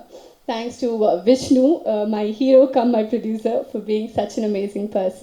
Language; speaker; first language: Tamil; non-native, local second language; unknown